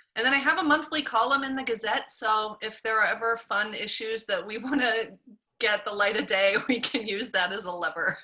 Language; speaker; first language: English; early bilingual, other home language; German